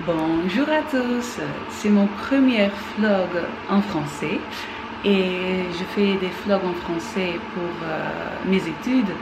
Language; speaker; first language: French; non-native, learner; Dutch